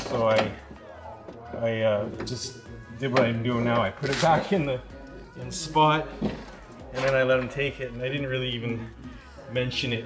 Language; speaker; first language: English; native; English